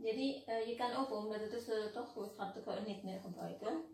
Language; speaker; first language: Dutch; non-native, learner; Indonesian